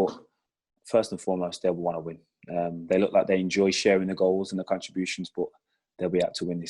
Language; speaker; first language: English; native; English